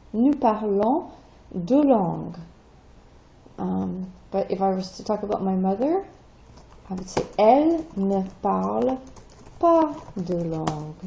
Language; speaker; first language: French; non-native, fluent; English